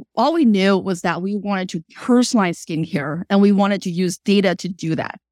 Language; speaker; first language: English; early bilingual, other home language; Chinese